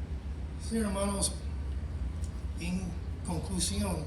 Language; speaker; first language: Spanish; non-native, fluent; English